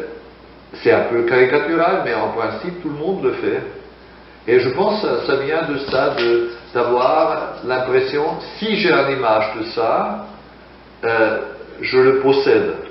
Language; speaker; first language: French; non-native, fluent; German